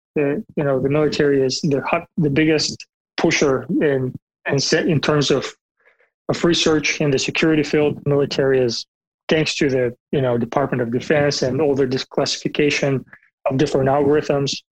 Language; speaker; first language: English; non-native, fluent; Bulgarian